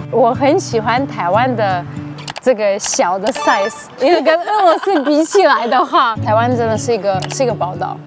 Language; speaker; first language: Chinese; non-native, fluent; Russian